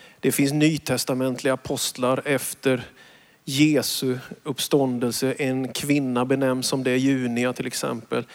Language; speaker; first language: Swedish; native; Swedish